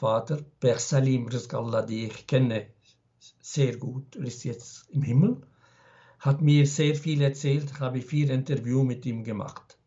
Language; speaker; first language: German; non-native, fluent; Arabic